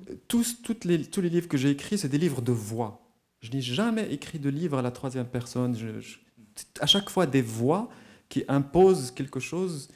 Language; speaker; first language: French; non-native, local second language; Arabic